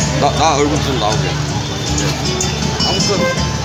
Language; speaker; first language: Korean; native; Korean